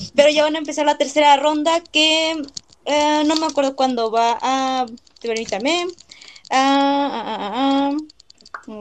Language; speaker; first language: Spanish; native; Spanish